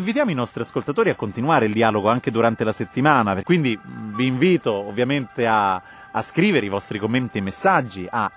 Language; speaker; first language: Italian; native; Italian